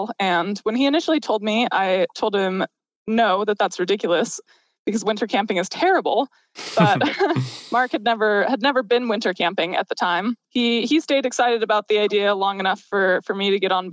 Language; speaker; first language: English; native; English